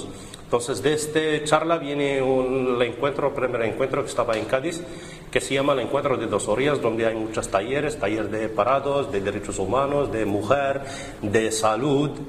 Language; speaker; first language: Spanish; non-native, learner; Arabic